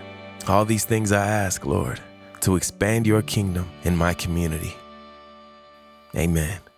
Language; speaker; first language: English; native; English